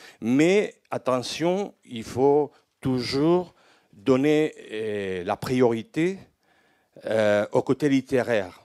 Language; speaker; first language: French; non-native, fluent; Greek